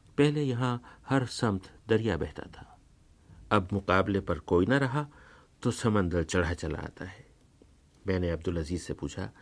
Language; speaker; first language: Urdu; native; Urdu